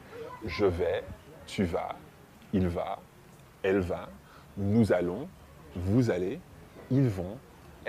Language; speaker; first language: French; non-native, fluent; English